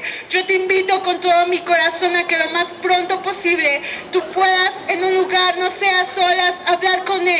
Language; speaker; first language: Spanish; native; Spanish